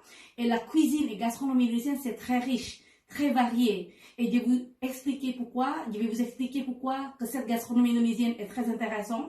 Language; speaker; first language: French; non-native, fluent; Indonesian